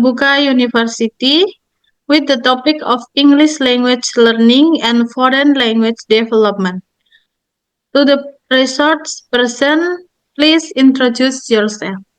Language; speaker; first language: English; non-native, learner; Indonesian